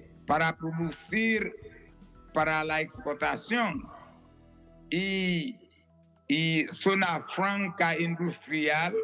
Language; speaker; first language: Spanish; non-native, fluent; Haitian Creole